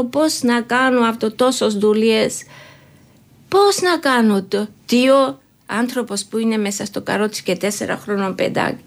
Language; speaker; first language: Greek; non-native, learner; Georgian